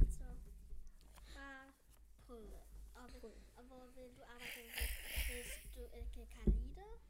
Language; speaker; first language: Danish; non-native, local second language; German